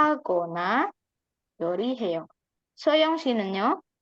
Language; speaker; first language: Korean; non-native, fluent; Indonesian